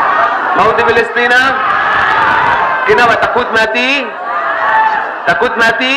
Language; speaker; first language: Indonesian; non-native, learner; Arabic